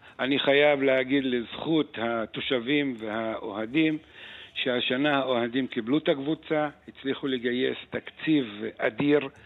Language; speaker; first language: Hebrew; non-native, local second language; Arabic